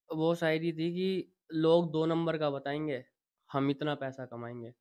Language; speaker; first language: Hindi; native; Hindi